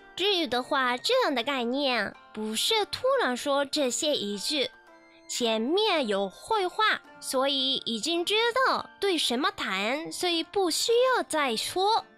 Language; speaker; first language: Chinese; non-native, fluent; Japanese